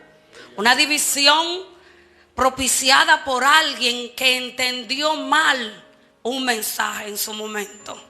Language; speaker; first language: Spanish; native; Spanish